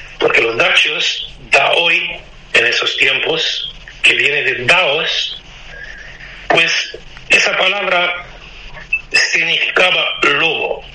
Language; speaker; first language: Spanish; non-native, fluent; Romanian